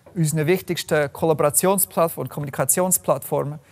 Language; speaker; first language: German; non-native, fluent; English